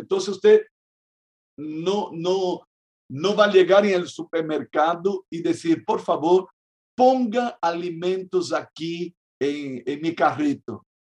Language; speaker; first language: Spanish; non-native, fluent; Portuguese